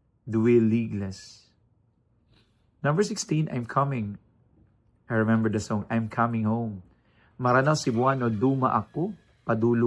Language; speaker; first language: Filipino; non-native, local second language; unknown